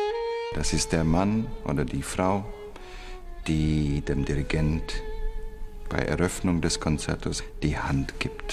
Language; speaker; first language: German; non-native, fluent; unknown